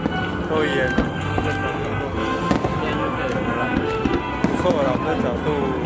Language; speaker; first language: Chinese; native; Chinese